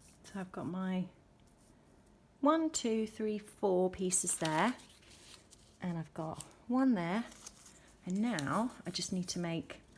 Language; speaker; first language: English; native; English